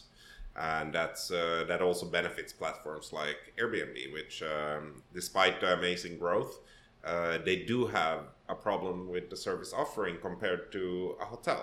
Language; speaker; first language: English; non-native, fluent; Swedish